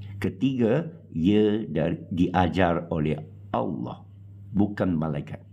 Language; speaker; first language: Malay; non-native, local second language; Chinese